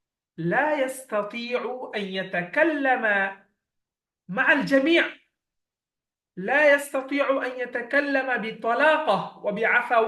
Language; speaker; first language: Arabic; non-native, fluent; Bangla